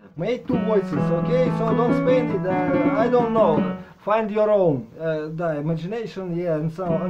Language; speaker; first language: English; non-native, fluent; Russian